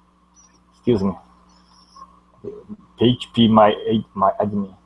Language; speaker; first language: English; non-native, learner; Portuguese